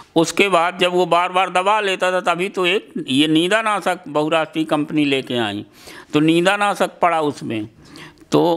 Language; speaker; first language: Hindi; native; Hindi